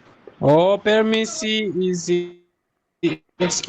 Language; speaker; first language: English; non-native, fluent; Nyanja